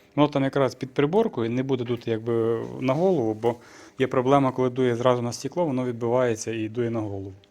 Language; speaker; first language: Ukrainian; native; Ukrainian